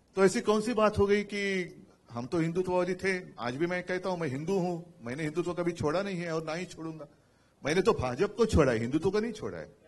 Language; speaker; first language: Hindi; non-native, local second language; Marathi